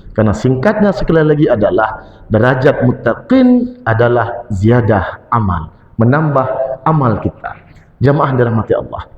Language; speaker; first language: Malay; non-native, local second language; Achinese